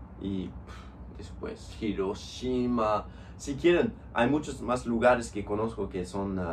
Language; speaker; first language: Spanish; non-native, fluent; English